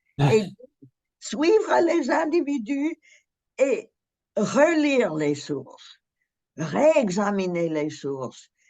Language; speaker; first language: French; non-native, fluent; English